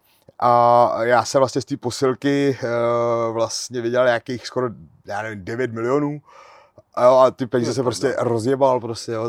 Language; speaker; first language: Czech; native; Czech